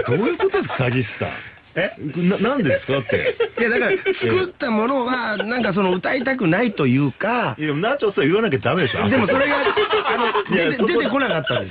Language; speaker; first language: Japanese; native; Japanese